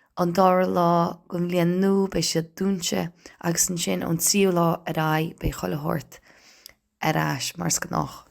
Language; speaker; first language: Irish; native; Irish